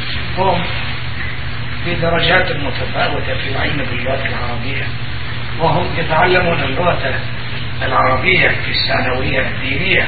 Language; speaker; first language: Arabic; non-native, fluent; Turkish